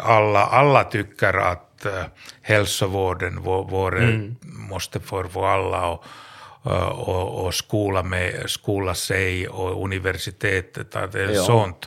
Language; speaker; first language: Swedish; non-native, learner; Finnish